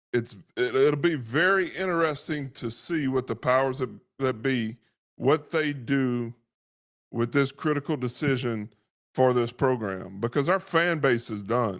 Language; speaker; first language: English; native; English